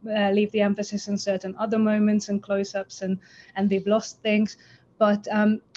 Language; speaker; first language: English; non-native, fluent; Hungarian